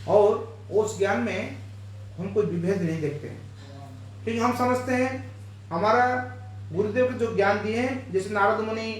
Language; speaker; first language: Hindi; non-native, local second language; Bangla